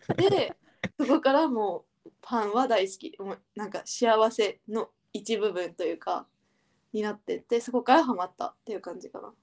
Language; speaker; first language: Japanese; native; Japanese